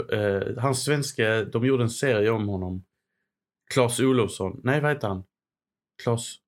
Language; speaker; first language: Swedish; early bilingual, other home language; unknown